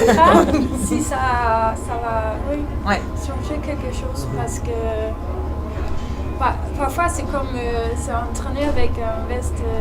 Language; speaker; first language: French; non-native, learner; Danish